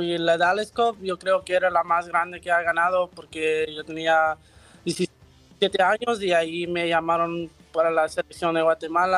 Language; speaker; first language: Spanish; early bilingual, heritage; Spanish